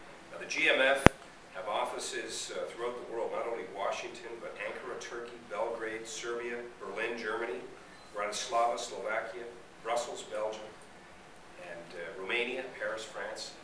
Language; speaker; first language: English; native; English